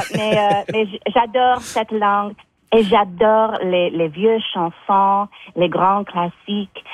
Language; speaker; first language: French; non-native, local second language; English